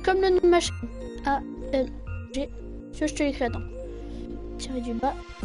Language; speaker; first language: French; native; French